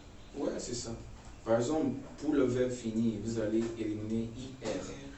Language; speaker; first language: French; non-native, fluent; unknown